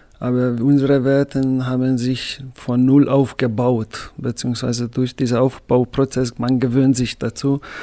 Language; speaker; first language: German; non-native, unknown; Hungarian